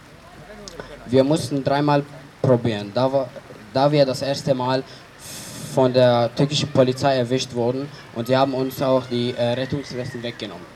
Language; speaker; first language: German; early bilingual, other home language; Arabic